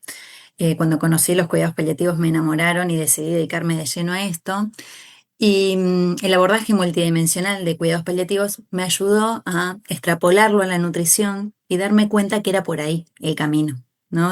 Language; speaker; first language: Spanish; native; Spanish